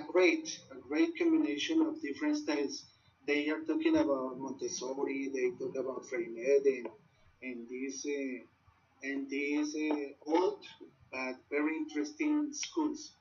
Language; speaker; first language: English; non-native, learner; Spanish